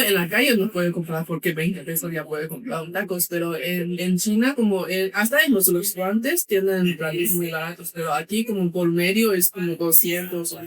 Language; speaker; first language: Spanish; non-native, fluent; Chinese